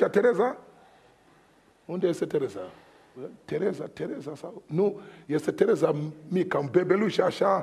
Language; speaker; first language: Romanian; non-native, fluent; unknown